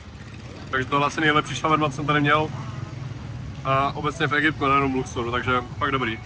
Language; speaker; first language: Czech; native; Czech